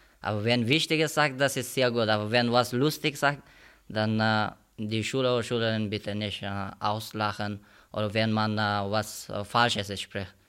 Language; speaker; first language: German; non-native, learner; Persian